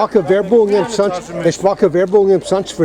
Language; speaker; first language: German; non-native, fluent; English